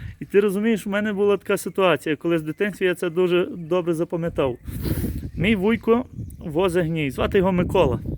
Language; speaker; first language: Ukrainian; native; Ukrainian